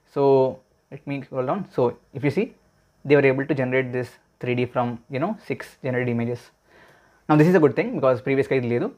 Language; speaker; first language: English; non-native, local second language; Telugu